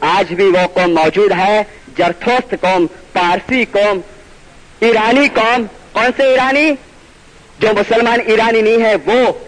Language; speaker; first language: Urdu; non-native, local second language; Gujarati